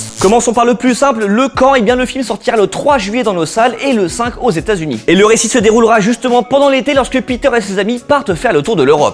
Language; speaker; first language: French; native; French